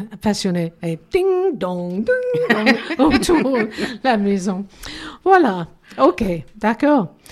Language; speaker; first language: French; non-native, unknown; English